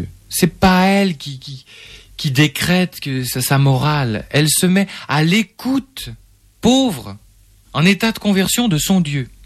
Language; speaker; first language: French; native; French